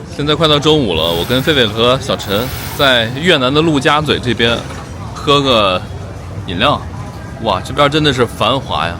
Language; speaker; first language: Chinese; native; Chinese